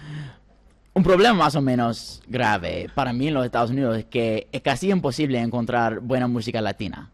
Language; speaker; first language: Spanish; non-native, fluent; English